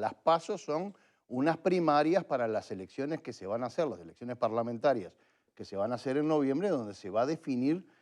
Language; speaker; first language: Spanish; native; Spanish